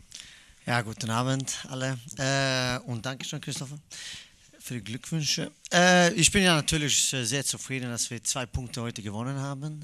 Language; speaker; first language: German; non-native, fluent; Swedish